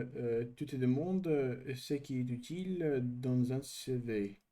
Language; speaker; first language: French; non-native, learner; Russian